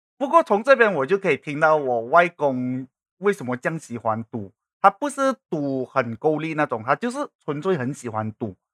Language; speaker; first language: Chinese; native; Chinese